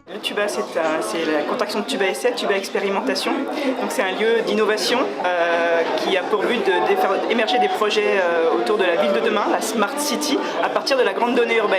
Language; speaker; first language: French; native; French